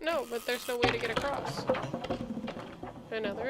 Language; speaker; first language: English; native; English